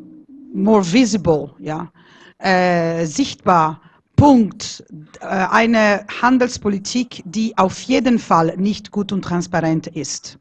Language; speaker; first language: German; non-native, fluent; Italian